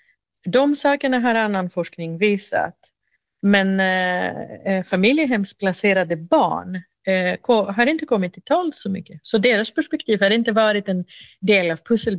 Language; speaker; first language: Swedish; non-native, fluent; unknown